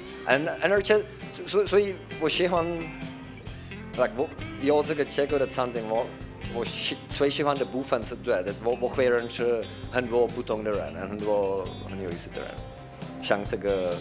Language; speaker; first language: Chinese; non-native, fluent; Czech